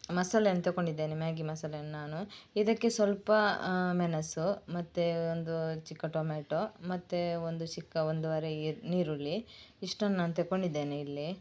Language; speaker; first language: Kannada; native; Kannada